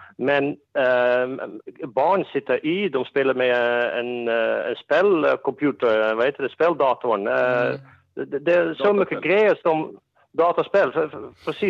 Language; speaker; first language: Swedish; non-native, fluent; Dutch